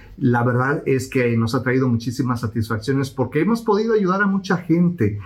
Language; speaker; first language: Spanish; native; Spanish